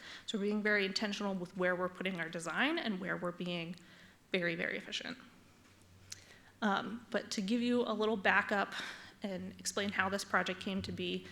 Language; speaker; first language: English; native; English